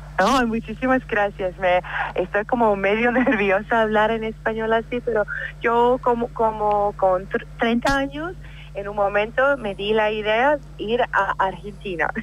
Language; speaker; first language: Spanish; non-native, fluent; English